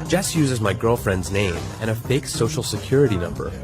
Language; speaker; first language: English; native; English